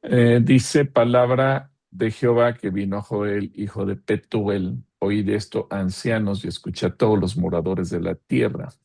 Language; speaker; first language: Spanish; native; Spanish